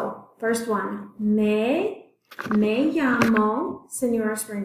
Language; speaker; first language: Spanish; non-native, fluent; English